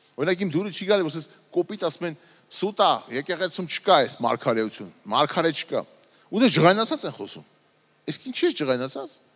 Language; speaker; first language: Armenian; native; Armenian